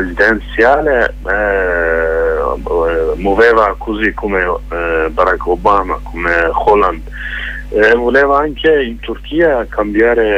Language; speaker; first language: Italian; non-native, fluent; Kurdish